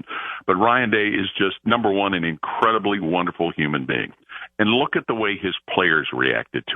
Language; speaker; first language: English; native; English